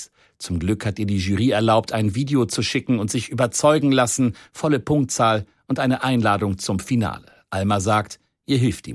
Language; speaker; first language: German; native; German